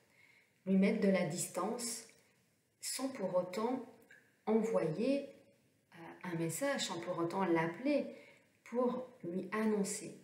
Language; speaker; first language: French; native; French